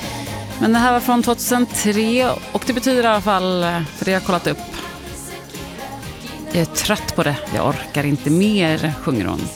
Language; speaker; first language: Swedish; native; Swedish